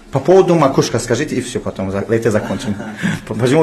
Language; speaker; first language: Russian; non-native, fluent; Tajik